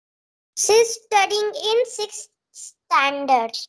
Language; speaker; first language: English; non-native, learner; Marathi